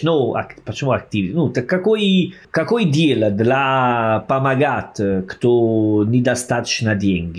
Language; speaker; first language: Russian; non-native, learner; Italian